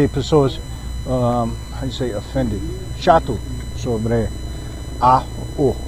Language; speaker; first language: Portuguese; non-native, learner; English